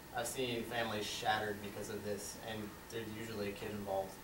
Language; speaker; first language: English; native; English